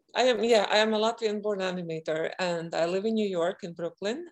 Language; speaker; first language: English; non-native, fluent; Latvian